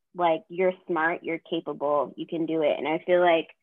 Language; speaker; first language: English; native; English